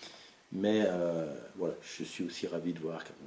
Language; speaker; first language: French; native; French